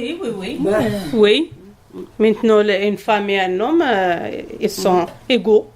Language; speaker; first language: French; non-native, learner; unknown